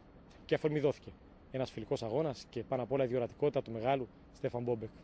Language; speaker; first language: Greek; native; Greek